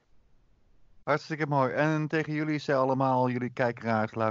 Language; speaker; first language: Dutch; native; Dutch